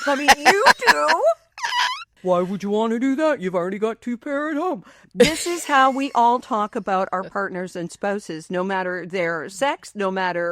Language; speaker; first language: English; native; English